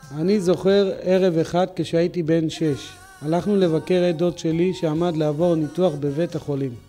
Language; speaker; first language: Hebrew; native; Hebrew